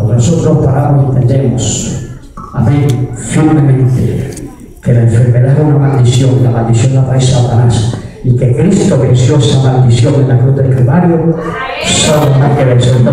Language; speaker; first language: Spanish; native; Spanish